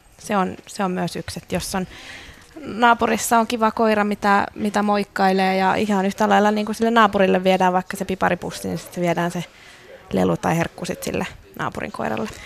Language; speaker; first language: Finnish; native; Finnish